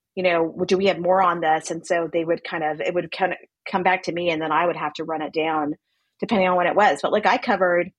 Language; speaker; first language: English; native; English